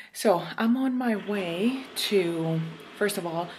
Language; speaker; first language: English; non-native, fluent; Italian